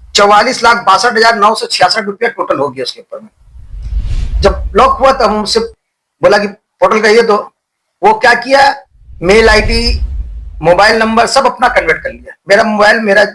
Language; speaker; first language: Hindi; non-native, local second language; Bangla